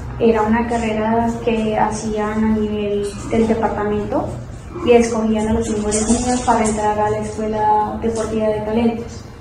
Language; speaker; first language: Spanish; native; Spanish